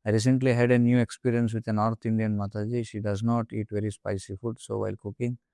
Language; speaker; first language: English; non-native, local second language; Telugu